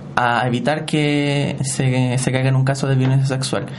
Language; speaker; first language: Spanish; native; Spanish